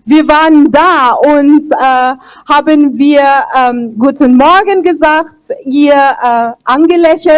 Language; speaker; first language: German; non-native, fluent; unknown